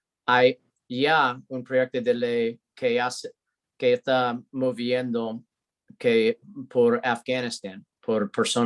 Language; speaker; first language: Spanish; non-native, learner; English